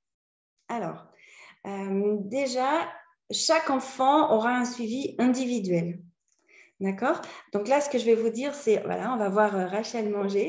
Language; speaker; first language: French; native; French